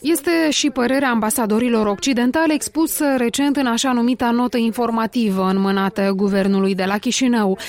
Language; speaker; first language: Romanian; native; Romanian